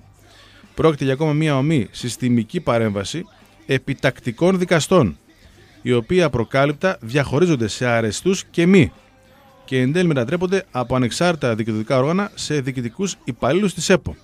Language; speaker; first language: Greek; native; Greek